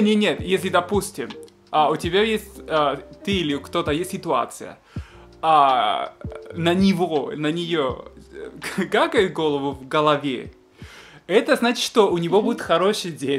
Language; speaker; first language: Russian; non-native, fluent; Spanish